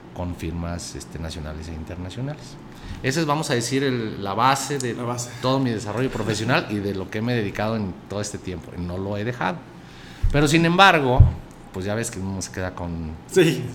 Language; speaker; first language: Spanish; native; Spanish